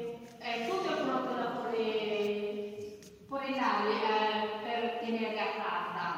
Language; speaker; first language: Italian; non-native, learner; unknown